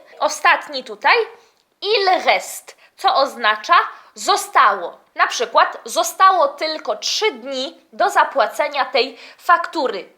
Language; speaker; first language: Polish; early bilingual, heritage; Polish